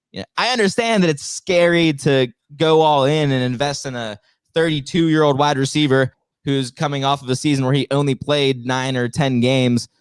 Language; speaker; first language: English; native; English